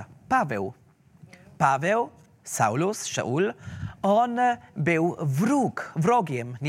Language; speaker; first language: Polish; non-native, learner; German